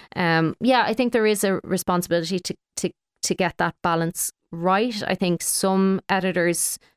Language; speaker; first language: English; native; English